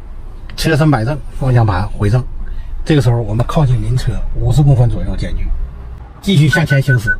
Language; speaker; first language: Chinese; native; Chinese